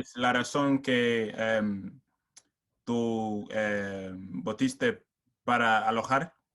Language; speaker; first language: Spanish; non-native, learner; English